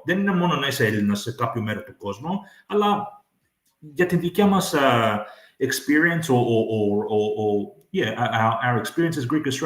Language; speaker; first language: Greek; early bilingual, heritage; English